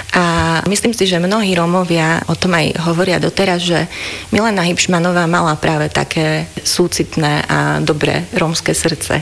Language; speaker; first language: Slovak; native; Slovak